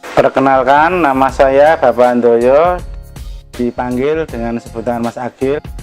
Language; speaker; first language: Indonesian; non-native, local second language; Javanese